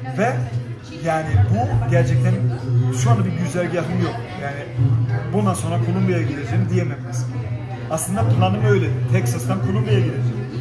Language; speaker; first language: Turkish; early bilingual, heritage; German